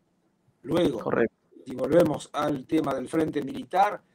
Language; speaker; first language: Spanish; native; Spanish